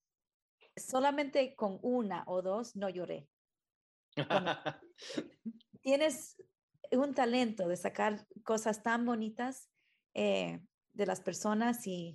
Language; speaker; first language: Spanish; early bilingual, heritage; Spanish